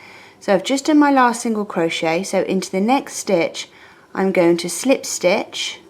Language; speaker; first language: English; native; English